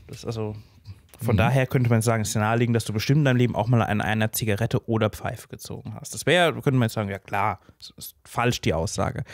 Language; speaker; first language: German; native; German